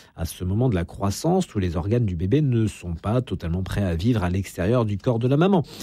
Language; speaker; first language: French; native; French